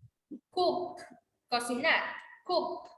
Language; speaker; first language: English; non-native, learner; Spanish